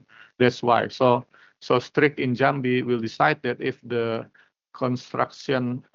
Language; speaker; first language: English; non-native, learner; Indonesian